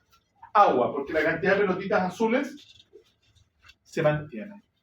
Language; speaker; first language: Spanish; native; Spanish